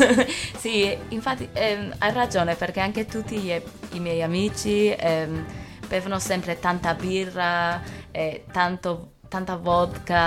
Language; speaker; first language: Italian; non-native, fluent; English